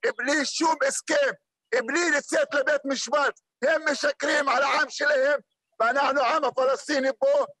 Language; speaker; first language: Hebrew; non-native, local second language; Arabic